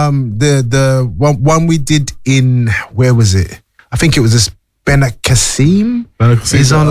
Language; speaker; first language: English; native; English